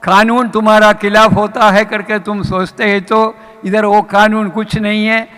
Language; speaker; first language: Hindi; non-native, local second language; Malayalam